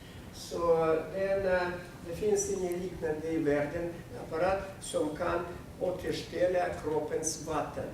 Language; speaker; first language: Swedish; non-native, fluent; Russian